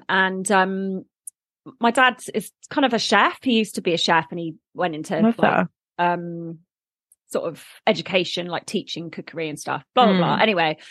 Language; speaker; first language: English; native; English